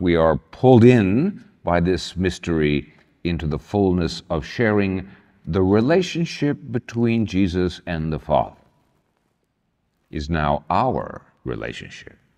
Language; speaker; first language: English; early bilingual, other home language; Spanish